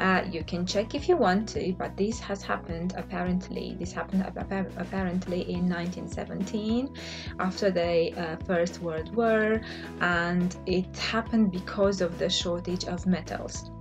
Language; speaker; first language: English; non-native, fluent; Romanian